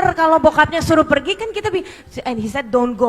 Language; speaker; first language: Indonesian; native; Indonesian